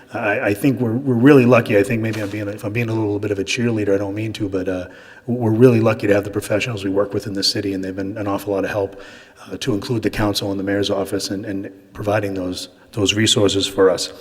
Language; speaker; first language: English; native; English